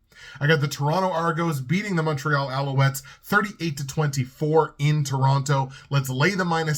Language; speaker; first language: English; native; English